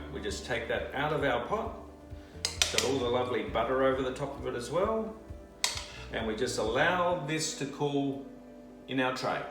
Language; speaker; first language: English; native; English